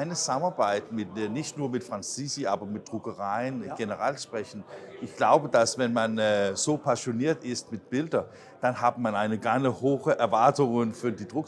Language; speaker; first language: German; non-native, fluent; Danish